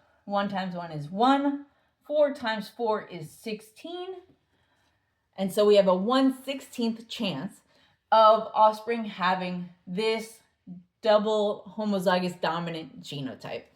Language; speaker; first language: English; native; English